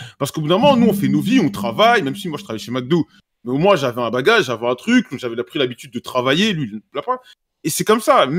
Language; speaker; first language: French; native; French